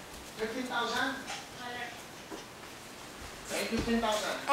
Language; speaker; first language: Filipino; native; Filipino